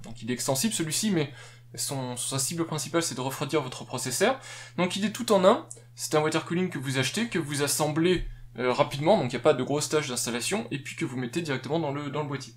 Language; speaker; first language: French; native; French